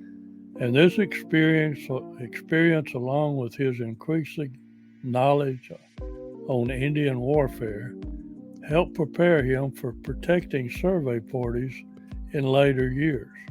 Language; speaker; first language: English; native; English